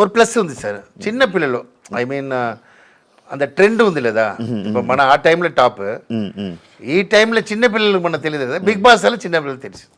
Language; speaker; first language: Telugu; non-native, learner; Tamil